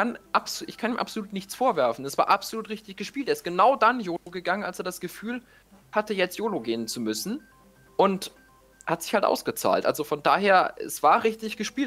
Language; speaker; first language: German; native; German